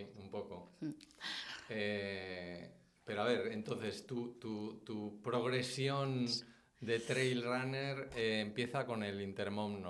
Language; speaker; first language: Spanish; native; Spanish